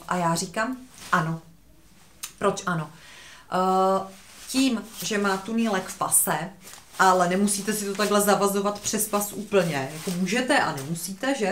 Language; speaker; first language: Czech; native; Czech